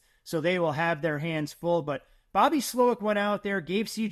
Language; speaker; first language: English; native; English